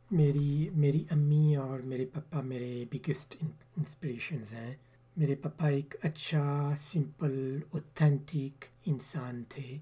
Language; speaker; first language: Urdu; early bilingual, heritage; Urdu